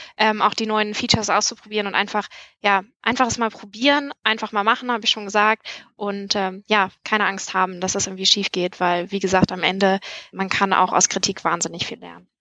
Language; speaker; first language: German; native; German